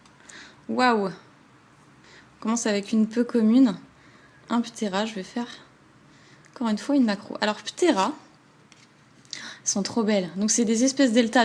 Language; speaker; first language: French; native; French